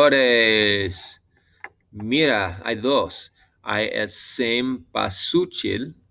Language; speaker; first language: Spanish; non-native, fluent; English